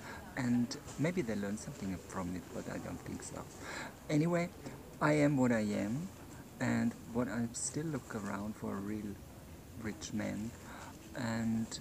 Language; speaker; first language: English; non-native, fluent; German